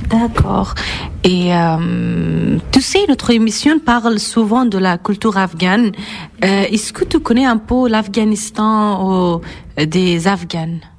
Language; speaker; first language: French; non-native, fluent; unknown